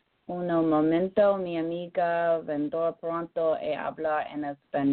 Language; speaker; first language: Spanish; non-native, learner; English